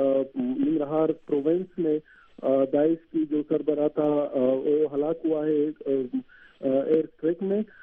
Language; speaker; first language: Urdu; non-native, learner; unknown